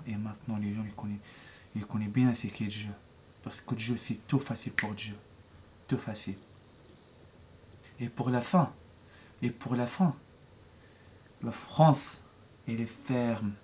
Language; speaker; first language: French; non-native, learner; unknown